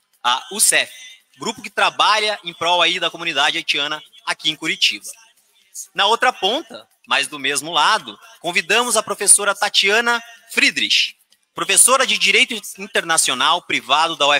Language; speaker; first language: Portuguese; native; Portuguese